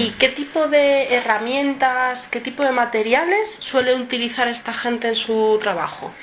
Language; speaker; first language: Spanish; native; Spanish